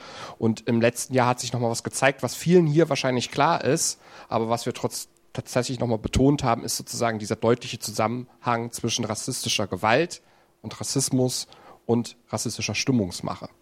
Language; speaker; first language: German; native; German